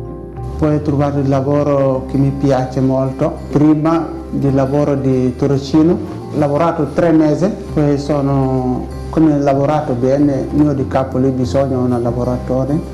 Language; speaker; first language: Italian; non-native, learner; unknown